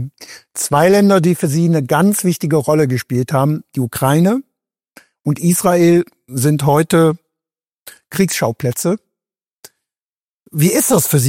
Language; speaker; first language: German; native; German